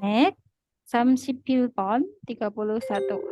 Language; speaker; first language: Korean; non-native, learner; Indonesian